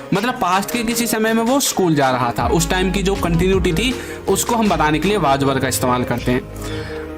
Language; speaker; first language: Hindi; native; Hindi